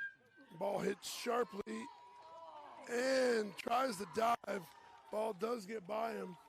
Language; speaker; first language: English; native; English